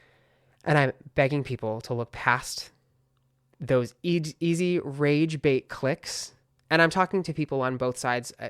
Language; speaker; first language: English; native; English